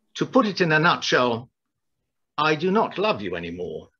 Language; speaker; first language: English; native; English